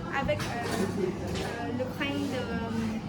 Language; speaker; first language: French; non-native, learner; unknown